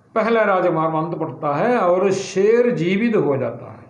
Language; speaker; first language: Hindi; non-native, local second language; Malayalam